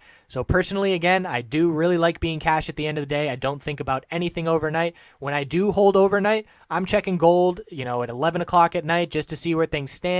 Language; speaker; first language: English; native; English